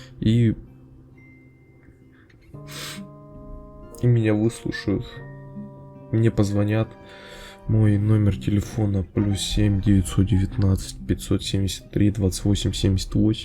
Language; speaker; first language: Russian; native; Russian